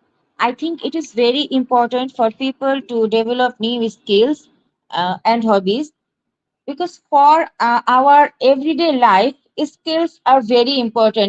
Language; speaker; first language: English; non-native, learner; Bangla